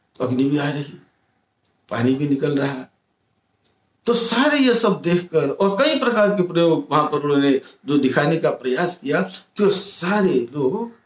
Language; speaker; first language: Hindi; non-native, local second language; Marathi